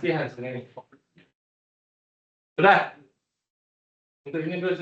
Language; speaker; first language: Indonesian; native; Indonesian